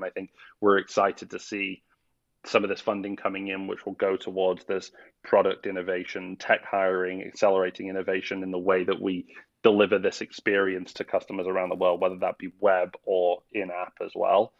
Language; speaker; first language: English; native; English